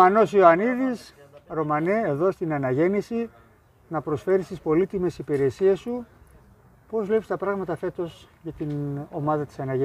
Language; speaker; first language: Greek; native; Greek